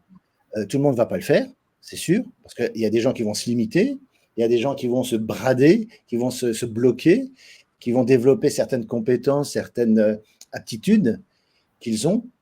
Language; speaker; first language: French; native; French